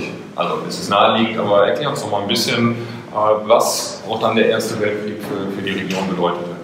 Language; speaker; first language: German; native; German